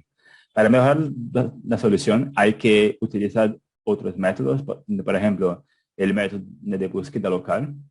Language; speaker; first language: Spanish; non-native, fluent; Portuguese